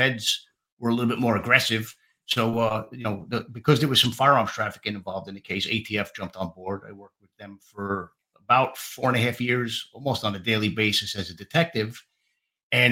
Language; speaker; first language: English; native; English